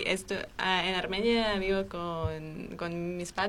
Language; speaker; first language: Spanish; non-native, fluent; Armenian